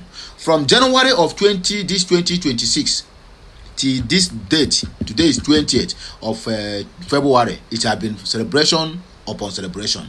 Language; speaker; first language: English; non-native, local second language; Igbo